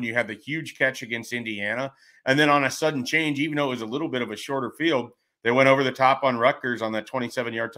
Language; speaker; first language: English; native; English